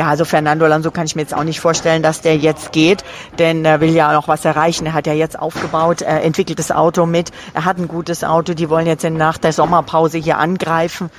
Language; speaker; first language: German; native; German